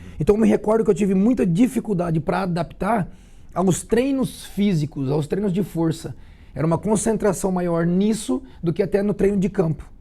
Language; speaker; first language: Portuguese; native; Portuguese